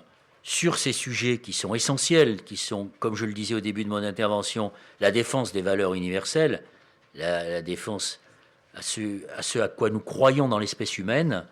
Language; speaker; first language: French; native; French